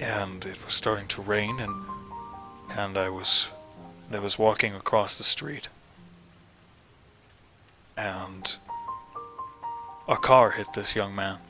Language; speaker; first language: English; native; English